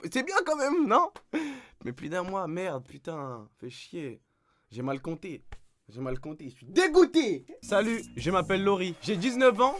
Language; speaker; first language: French; native; French